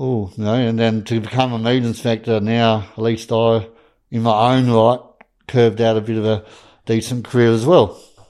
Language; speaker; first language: English; native; English